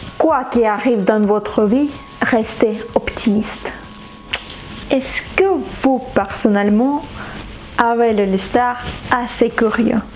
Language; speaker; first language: French; non-native, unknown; Ukrainian